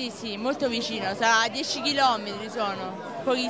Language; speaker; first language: Italian; native; Italian